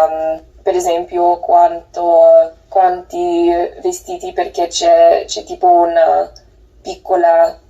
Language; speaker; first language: Italian; non-native, learner; English